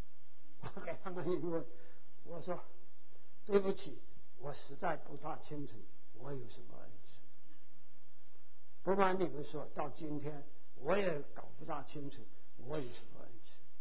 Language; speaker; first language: Chinese; native; Chinese